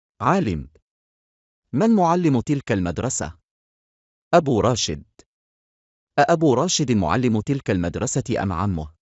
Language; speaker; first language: Arabic; non-native, fluent; Bangla